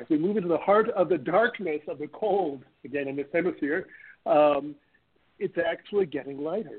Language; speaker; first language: English; native; English